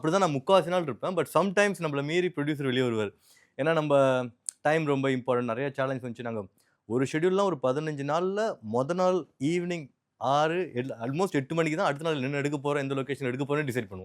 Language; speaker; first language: Tamil; native; Tamil